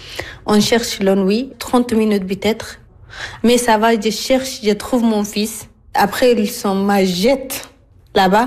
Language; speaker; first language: French; non-native, learner; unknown